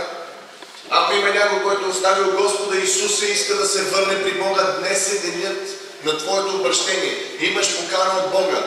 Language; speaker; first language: Bulgarian; native; Bulgarian